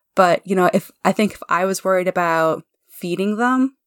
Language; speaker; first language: English; native; English